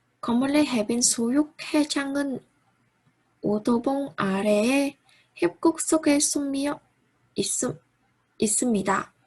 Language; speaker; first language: Korean; non-native, learner; Vietnamese